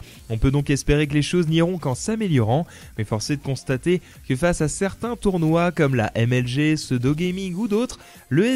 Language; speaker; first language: French; native; French